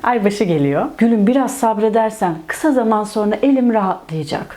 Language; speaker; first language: Turkish; native; Turkish